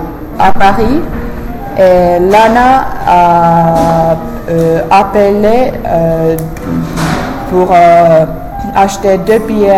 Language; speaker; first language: French; non-native, learner; English